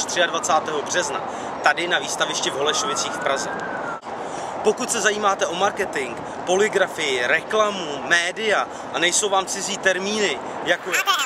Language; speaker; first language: Czech; native; Czech